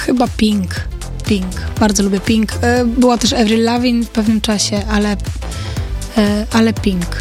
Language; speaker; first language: Polish; early bilingual, heritage; Polish